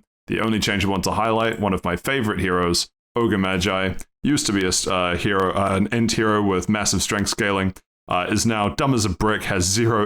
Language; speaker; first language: English; native; English